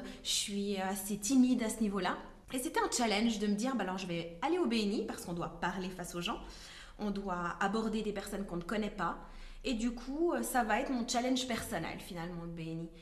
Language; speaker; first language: French; native; French